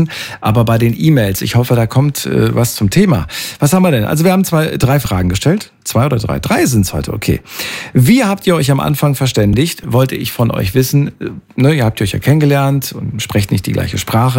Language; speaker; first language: German; native; German